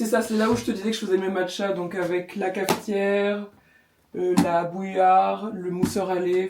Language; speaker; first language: French; native; French